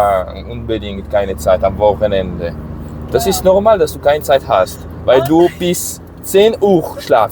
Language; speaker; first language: German; non-native, learner; Persian